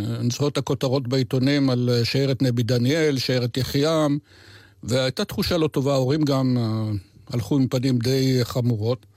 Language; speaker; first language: Hebrew; native; Hebrew